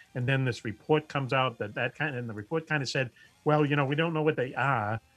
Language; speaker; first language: English; native; English